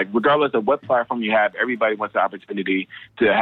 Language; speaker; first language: English; native; English